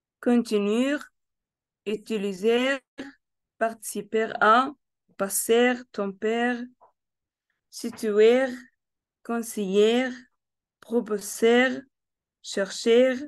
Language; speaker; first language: French; non-native, fluent; Arabic